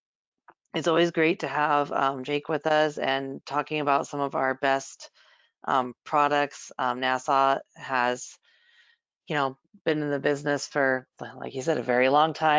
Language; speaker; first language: English; native; English